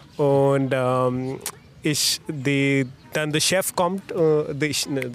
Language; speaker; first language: German; non-native, learner; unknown